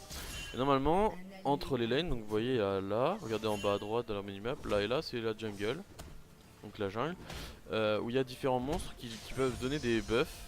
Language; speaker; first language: French; native; French